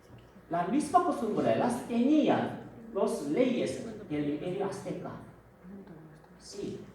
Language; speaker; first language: Spanish; non-native, fluent; Korean